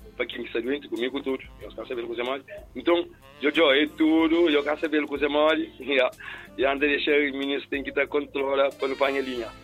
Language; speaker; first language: Portuguese; non-native, local second language; Kabuverdianu